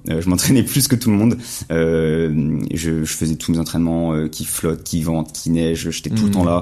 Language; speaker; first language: French; native; French